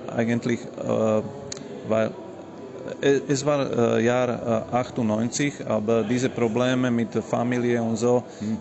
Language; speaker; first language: German; non-native, learner; Slovak